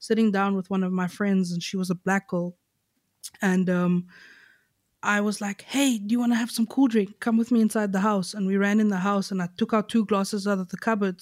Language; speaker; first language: English; native; English